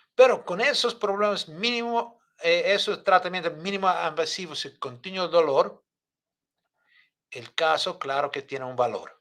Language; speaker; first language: Spanish; non-native, fluent; Italian